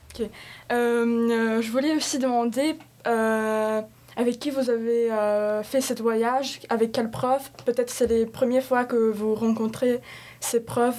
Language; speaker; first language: French; non-native, fluent; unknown